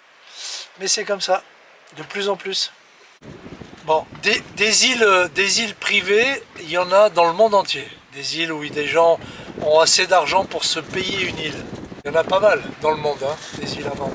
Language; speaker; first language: French; native; French